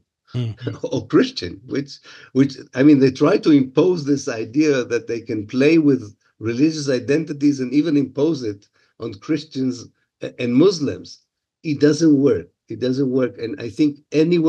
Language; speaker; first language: English; non-native, fluent; Hebrew